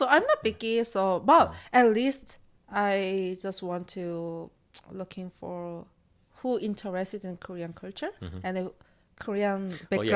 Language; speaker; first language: English; non-native, learner; Korean